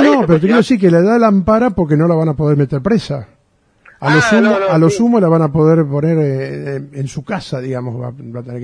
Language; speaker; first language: Spanish; native; Spanish